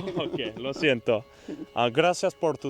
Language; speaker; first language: Spanish; non-native, learner; English